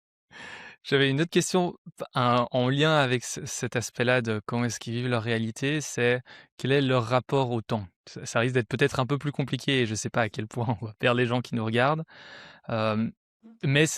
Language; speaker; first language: French; native; French